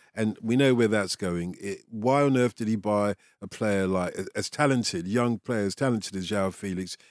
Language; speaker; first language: English; native; English